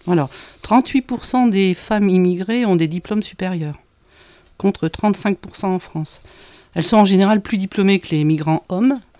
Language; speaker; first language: French; native; French